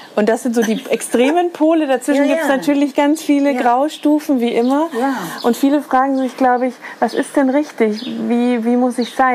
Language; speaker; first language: German; native; German